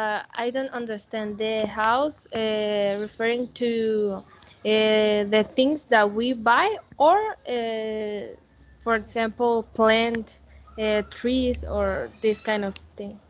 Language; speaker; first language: English; non-native, learner; Spanish